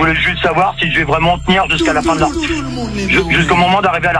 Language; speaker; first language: French; native; French